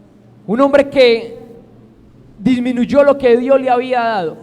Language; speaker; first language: Spanish; native; Spanish